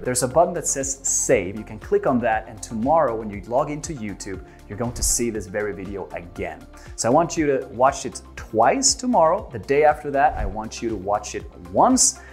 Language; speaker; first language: English; native; English